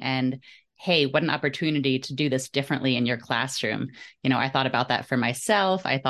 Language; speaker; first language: English; early bilingual, other home language; German